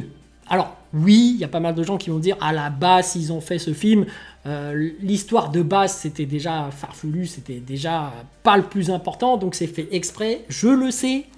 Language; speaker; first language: French; native; French